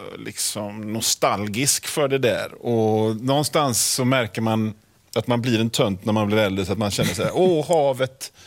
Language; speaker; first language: Swedish; native; Swedish